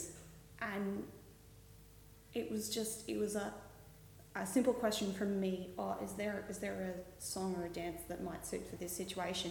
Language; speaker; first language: English; native; English